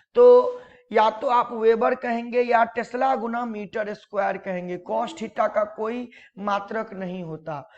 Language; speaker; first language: Hindi; native; Hindi